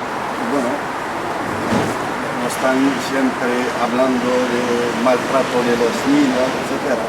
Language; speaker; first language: Spanish; non-native, fluent; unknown